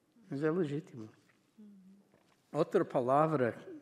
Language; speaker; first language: Portuguese; non-native, fluent; English